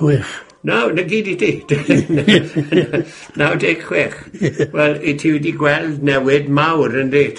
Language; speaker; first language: Welsh; native; Welsh